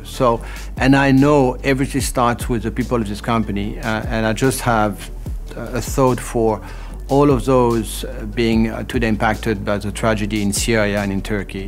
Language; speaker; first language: English; non-native, fluent; French